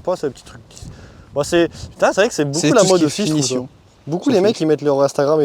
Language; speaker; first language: French; native; French